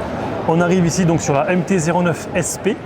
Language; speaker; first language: French; native; French